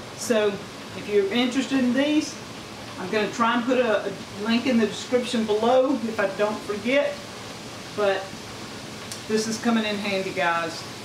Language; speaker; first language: English; native; English